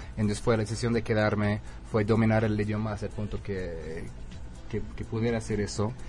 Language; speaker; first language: Spanish; non-native, fluent; English